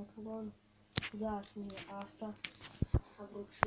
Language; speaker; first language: Russian; native; Russian